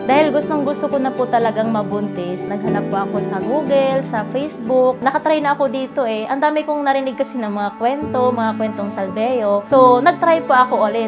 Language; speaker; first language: Filipino; non-native, local second language; Cebuano